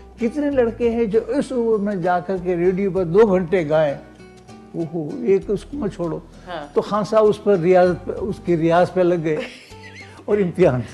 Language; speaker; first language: Urdu; native; Urdu